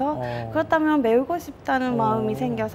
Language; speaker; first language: Korean; non-native, fluent; Japanese